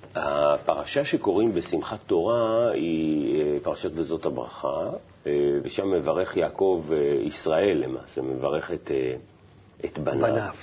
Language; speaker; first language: Hebrew; native; Hebrew